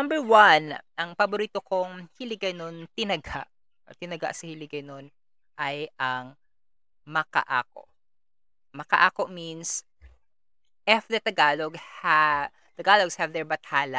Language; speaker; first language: English; non-native, local second language; Kinaray-a